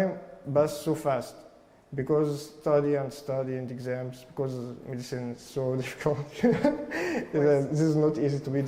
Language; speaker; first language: English; non-native, learner; Arabic